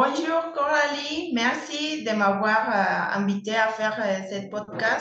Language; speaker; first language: French; non-native, learner; Spanish